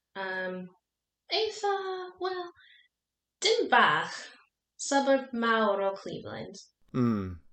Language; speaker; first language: Welsh; non-native, learner; English